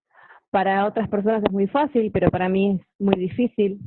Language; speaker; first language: Spanish; native; Spanish